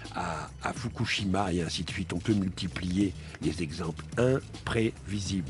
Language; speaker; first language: French; native; French